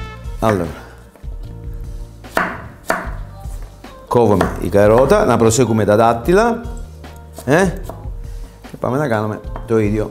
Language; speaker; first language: Greek; non-native, fluent; Italian